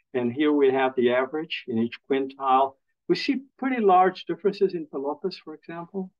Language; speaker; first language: English; non-native, fluent; Portuguese